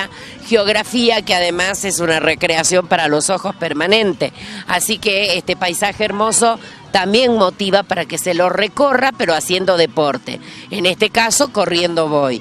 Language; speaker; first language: Spanish; native; Spanish